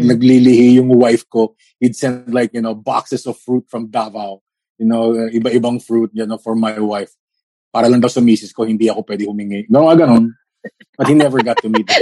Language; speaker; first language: English; non-native, local second language; Filipino